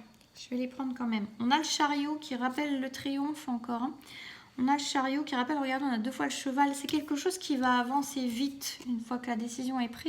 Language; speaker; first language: French; native; French